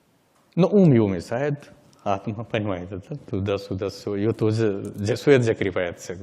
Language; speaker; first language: Russian; non-native, learner; Hindi